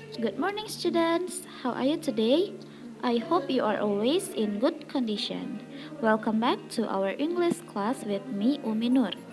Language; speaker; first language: English; non-native, fluent; Indonesian